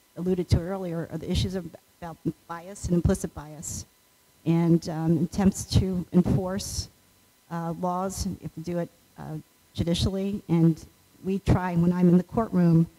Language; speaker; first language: English; native; English